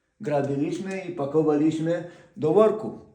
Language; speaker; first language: Polish; non-native, fluent; Ukrainian